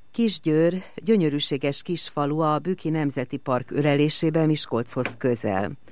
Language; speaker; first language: Hungarian; native; Hungarian